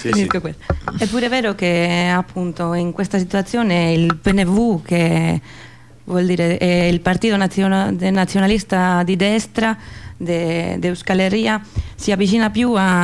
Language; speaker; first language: Italian; non-native, fluent; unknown